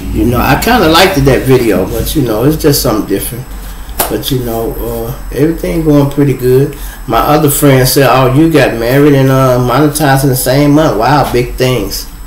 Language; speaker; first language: English; native; English